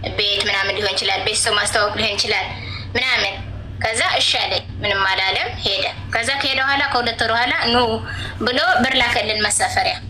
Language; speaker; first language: Amharic; non-native, local second language; Tigrinya